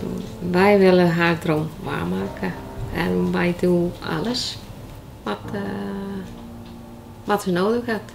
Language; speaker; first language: Dutch; non-native, fluent; Icelandic